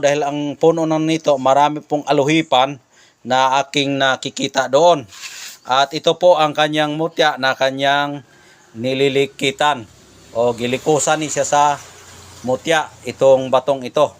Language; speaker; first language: Filipino; non-native, local second language; Cebuano